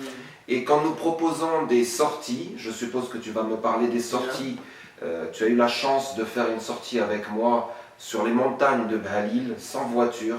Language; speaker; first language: French; non-native, local second language; Arabic